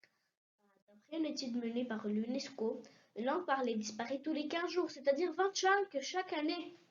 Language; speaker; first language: French; early bilingual, heritage; French